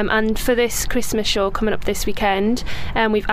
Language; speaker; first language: English; native; English